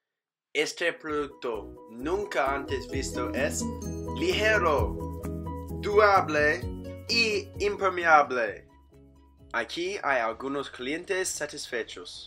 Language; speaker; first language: Spanish; non-native, learner; English